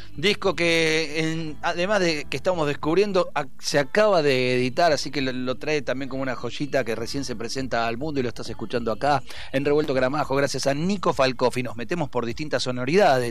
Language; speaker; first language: Spanish; native; Spanish